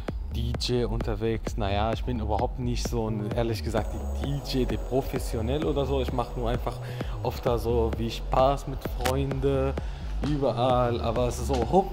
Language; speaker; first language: German; non-native, fluent; Arabic